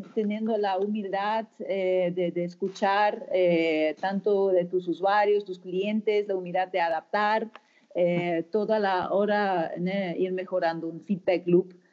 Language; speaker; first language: Spanish; non-native, fluent; German